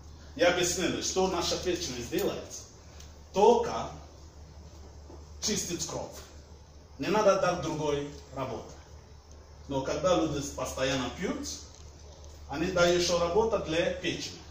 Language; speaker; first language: Russian; non-native, learner; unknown